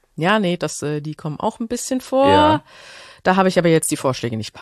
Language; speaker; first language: German; native; German